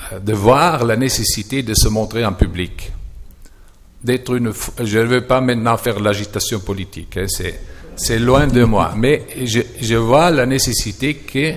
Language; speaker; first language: French; non-native, fluent; German